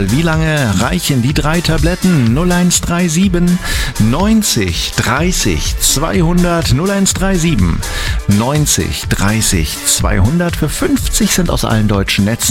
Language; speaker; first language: German; native; German